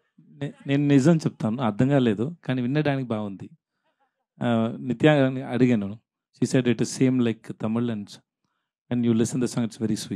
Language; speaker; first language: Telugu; non-native, learner; Tamil